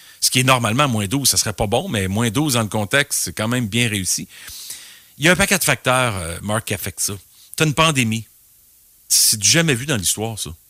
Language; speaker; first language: French; native; French